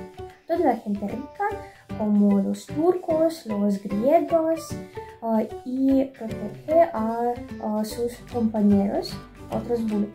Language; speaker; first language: Spanish; non-native, fluent; Russian